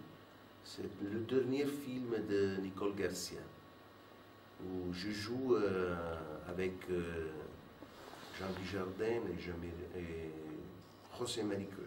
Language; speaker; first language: French; non-native, fluent; Italian